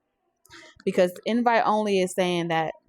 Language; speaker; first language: English; native; English